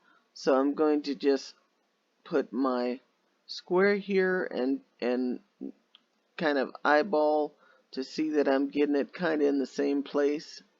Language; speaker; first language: English; native; English